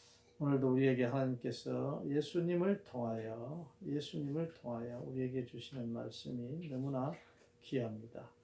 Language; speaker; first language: Korean; native; Korean